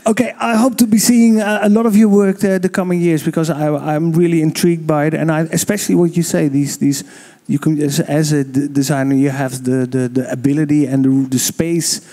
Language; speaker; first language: English; non-native, fluent; Dutch